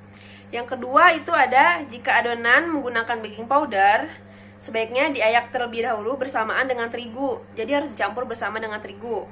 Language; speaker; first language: Indonesian; native; Indonesian